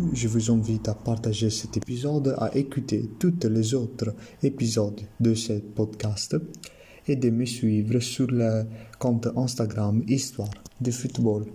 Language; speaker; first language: French; non-native, learner; Italian